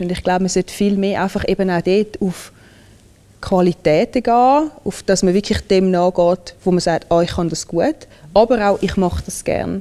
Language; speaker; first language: German; early bilingual, other home language; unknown